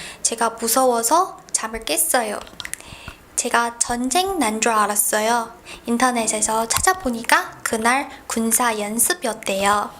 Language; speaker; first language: Korean; non-native, fluent; Chinese